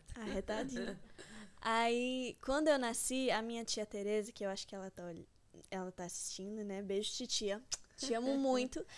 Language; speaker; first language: Portuguese; early bilingual, heritage; Portuguese